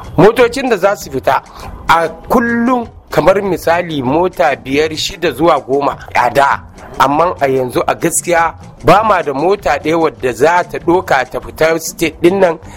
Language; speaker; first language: Hausa; native; Hausa